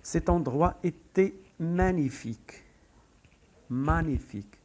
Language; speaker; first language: French; non-native, local second language; Arabic